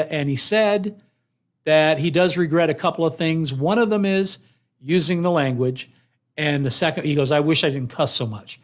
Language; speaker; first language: English; native; English